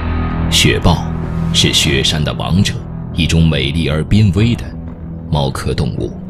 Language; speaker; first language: Chinese; native; Chinese